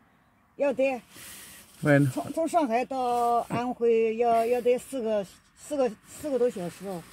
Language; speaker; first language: Chinese; non-native, local second language; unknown